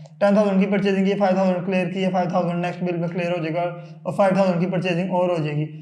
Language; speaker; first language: Urdu; non-native, local second language; Punjabi